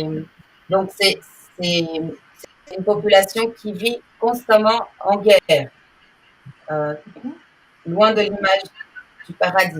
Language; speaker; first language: French; non-native, fluent; Portuguese